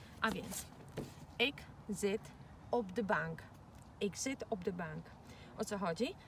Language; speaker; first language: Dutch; non-native, fluent; Polish